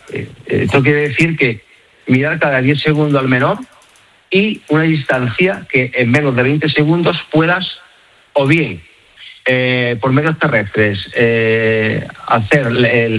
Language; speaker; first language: Spanish; native; Spanish